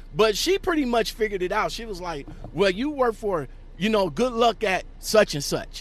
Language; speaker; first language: English; native; English